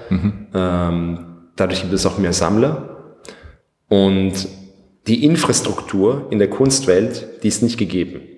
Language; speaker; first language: German; early bilingual, other home language; Persian